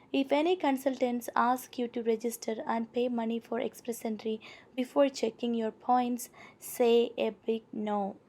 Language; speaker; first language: English; non-native, local second language; Malayalam